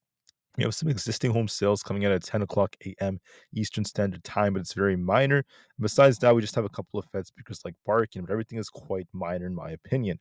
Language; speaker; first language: English; native; English